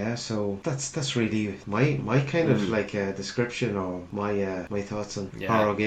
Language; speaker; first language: English; native; English